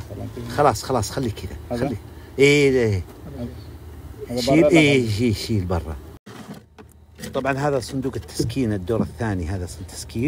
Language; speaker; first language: Arabic; native; Arabic